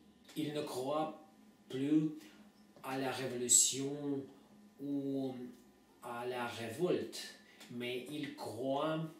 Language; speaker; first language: French; non-native, fluent; Russian